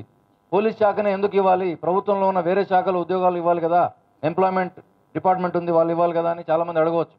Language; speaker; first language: Telugu; native; Telugu